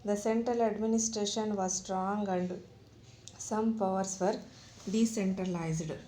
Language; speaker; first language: English; non-native, local second language; Kannada